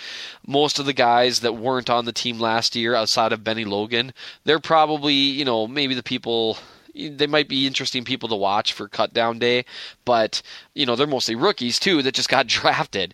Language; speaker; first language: English; native; English